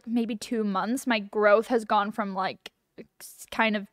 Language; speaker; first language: English; native; English